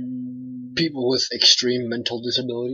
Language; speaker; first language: English; native; English